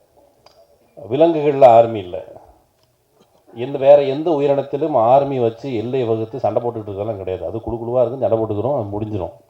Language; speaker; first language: Tamil; native; Tamil